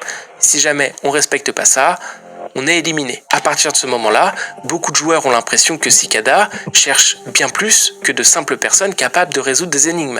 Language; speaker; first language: French; native; French